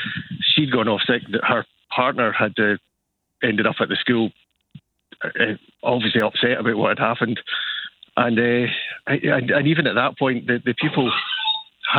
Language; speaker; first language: English; native; English